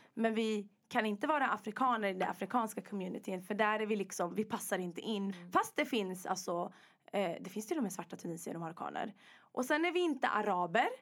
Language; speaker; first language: Swedish; native; Swedish